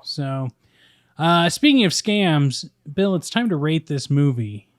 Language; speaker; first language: English; native; English